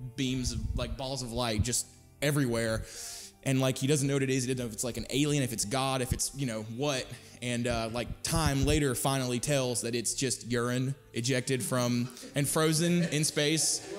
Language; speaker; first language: English; native; English